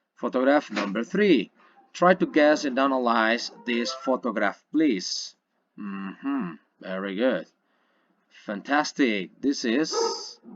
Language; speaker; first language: English; non-native, fluent; Spanish